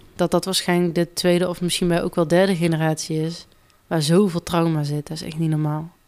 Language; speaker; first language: Dutch; native; Dutch